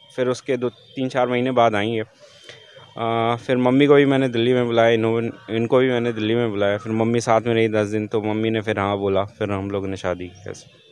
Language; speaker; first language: Hindi; native; Hindi